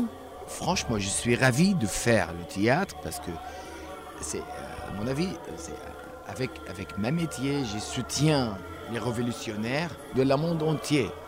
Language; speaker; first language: French; non-native, learner; Arabic